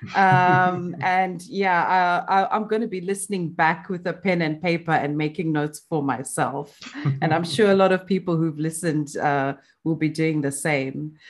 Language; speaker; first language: English; non-native, local second language; Shona